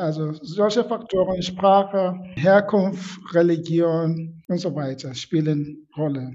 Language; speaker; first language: German; non-native, fluent; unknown